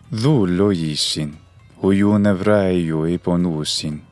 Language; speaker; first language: Greek; non-native, fluent; English